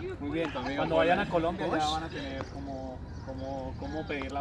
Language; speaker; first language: Spanish; native; Spanish